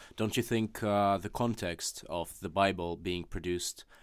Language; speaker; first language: English; non-native, fluent; Russian